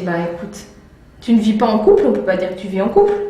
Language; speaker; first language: French; native; French